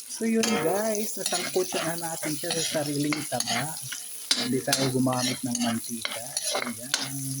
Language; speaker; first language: Filipino; non-native, local second language; Cebuano